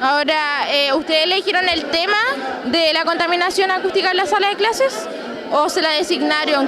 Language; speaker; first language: Spanish; native; Spanish